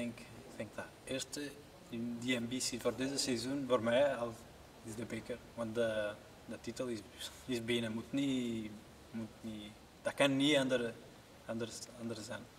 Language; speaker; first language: Dutch; non-native, learner; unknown